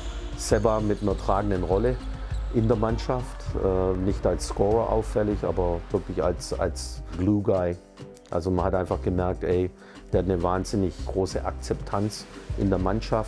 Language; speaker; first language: German; native; German